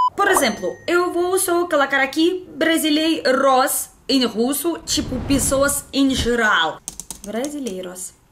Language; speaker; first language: Portuguese; non-native, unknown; Russian